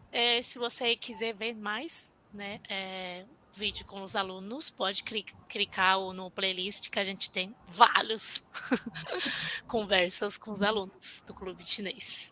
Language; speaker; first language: Portuguese; non-native, fluent; Chinese